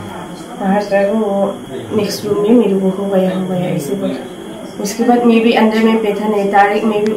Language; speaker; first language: Hindi; non-native, local second language; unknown